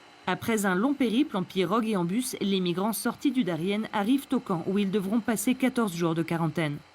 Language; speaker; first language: French; native; French